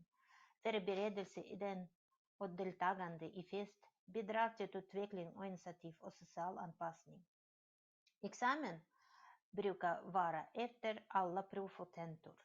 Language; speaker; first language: Swedish; non-native, learner; Russian